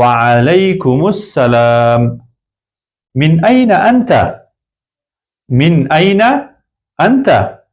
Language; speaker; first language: Arabic; non-native, fluent; Persian